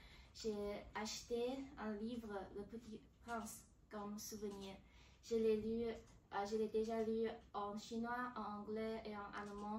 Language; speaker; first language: French; non-native, learner; Chinese